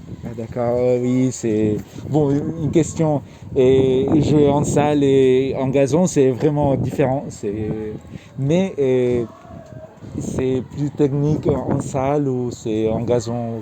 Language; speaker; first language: French; non-native, fluent; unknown